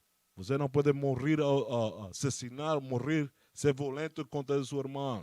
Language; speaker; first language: Portuguese; non-native, fluent; Spanish